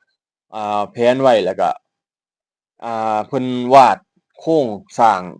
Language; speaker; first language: Thai; non-native, local second language; Northeastern Thai